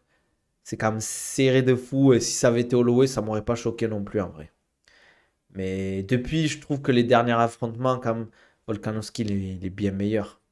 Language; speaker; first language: French; native; French